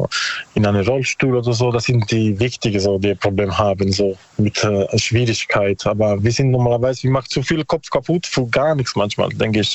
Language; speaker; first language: German; non-native, learner; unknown